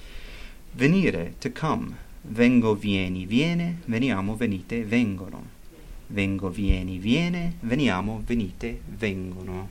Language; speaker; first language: Italian; non-native, fluent; English